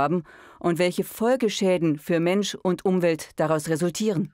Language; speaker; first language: German; native; German